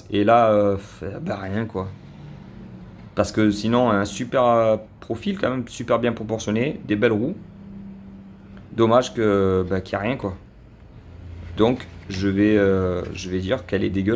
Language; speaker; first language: French; native; French